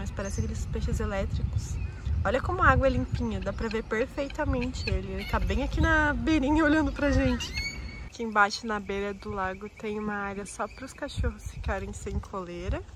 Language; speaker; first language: Portuguese; native; Portuguese